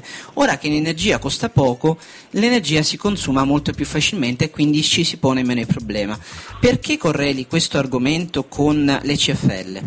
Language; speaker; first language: Italian; native; Italian